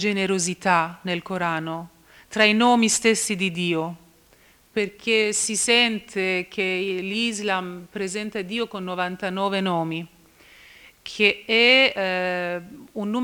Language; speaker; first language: Italian; non-native, fluent; Persian